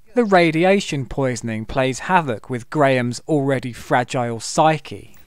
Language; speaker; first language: English; native; English